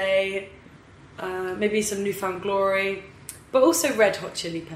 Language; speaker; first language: English; native; English